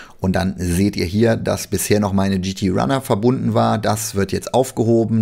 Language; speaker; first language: German; native; German